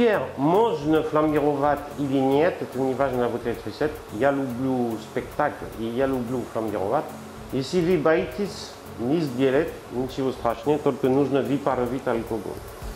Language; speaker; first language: Russian; non-native, learner; French